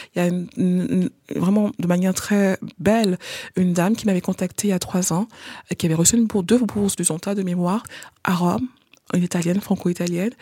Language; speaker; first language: French; non-native, local second language; Haitian Creole